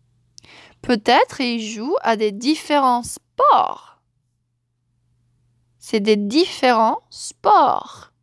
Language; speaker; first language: French; non-native, fluent; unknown